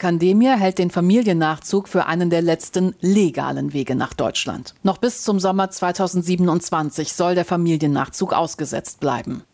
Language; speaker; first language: German; native; German